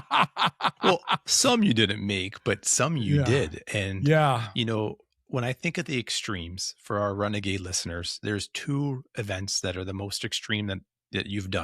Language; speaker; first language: English; native; English